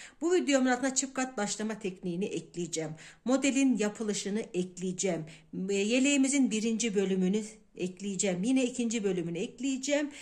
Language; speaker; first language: Turkish; native; Turkish